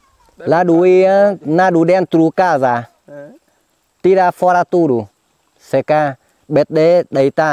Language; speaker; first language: Portuguese; non-native, learner; Vietnamese